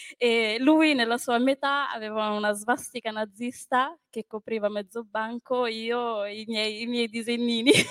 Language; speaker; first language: Italian; early bilingual, other home language; Arabic